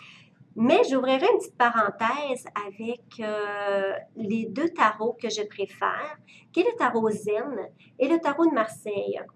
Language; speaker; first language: French; native; French